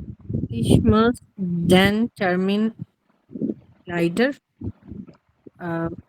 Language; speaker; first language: German; non-native, learner; Urdu